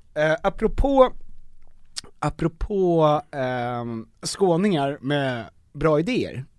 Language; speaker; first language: Swedish; native; Swedish